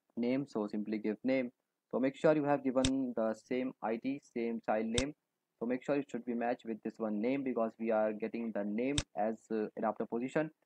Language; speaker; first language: English; non-native, local second language; Hindi